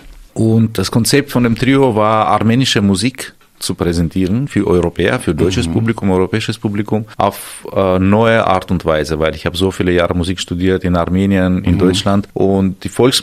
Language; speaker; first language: German; non-native, fluent; Armenian